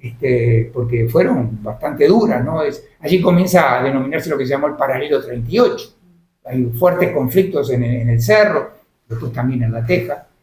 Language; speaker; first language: Spanish; native; Spanish